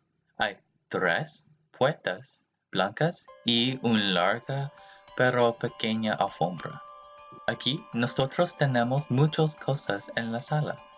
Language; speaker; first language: Spanish; non-native, learner; English